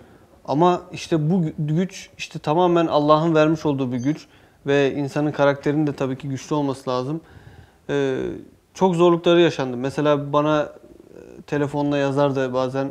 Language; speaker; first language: Turkish; non-native, fluent; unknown